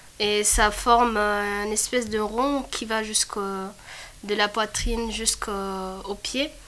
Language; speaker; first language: French; non-native, local second language; Comorian